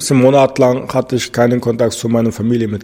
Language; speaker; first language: German; non-native, fluent; Uyghur